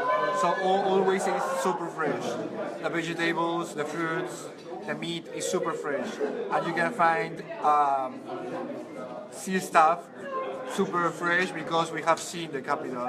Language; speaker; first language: English; non-native, fluent; Spanish